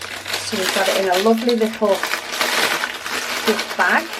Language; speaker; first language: English; native; English